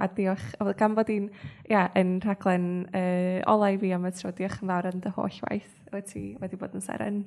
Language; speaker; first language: Welsh; native; Welsh